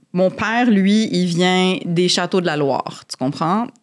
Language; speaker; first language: French; native; French